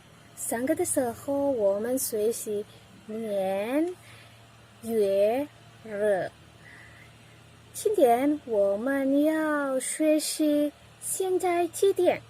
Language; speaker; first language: Chinese; non-native, learner; Indonesian